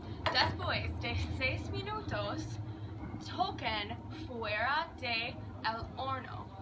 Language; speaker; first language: Spanish; non-native, learner; English